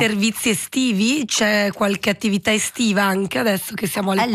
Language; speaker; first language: Italian; native; Italian